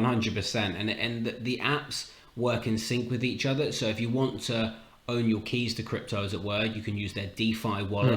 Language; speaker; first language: English; native; English